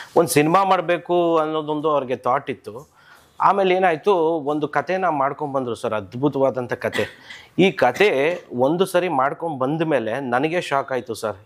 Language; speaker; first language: Kannada; native; Kannada